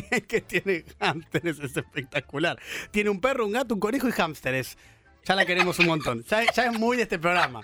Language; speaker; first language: Spanish; native; Spanish